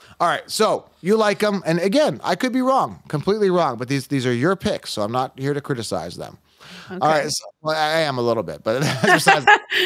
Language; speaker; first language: English; native; English